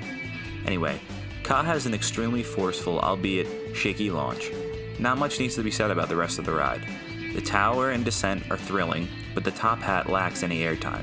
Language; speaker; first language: English; native; English